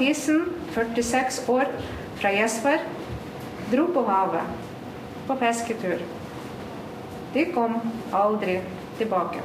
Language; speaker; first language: Norwegian; non-native, fluent; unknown